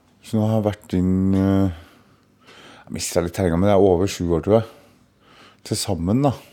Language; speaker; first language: Norwegian; native; Norwegian